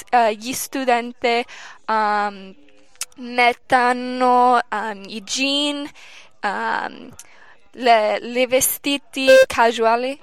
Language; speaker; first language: Italian; non-native, learner; English